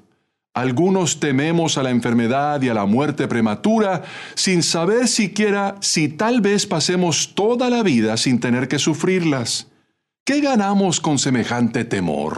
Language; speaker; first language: Spanish; native; Spanish